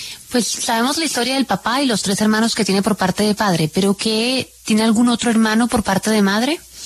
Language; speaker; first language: Spanish; native; Spanish